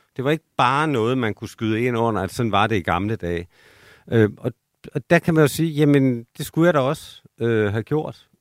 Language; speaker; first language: Danish; native; Danish